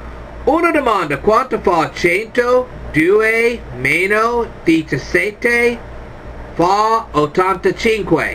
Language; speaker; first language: Italian; non-native, learner; English